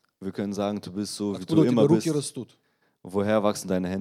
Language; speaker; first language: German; non-native, learner; Russian